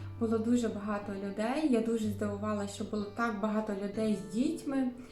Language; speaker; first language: Ukrainian; native; Ukrainian